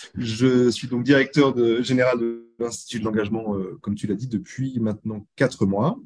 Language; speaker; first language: French; native; French